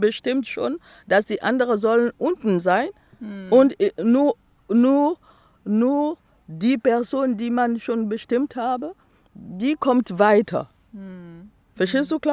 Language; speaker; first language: German; non-native, local second language; French